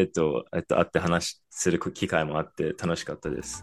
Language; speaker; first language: Japanese; non-native, fluent; English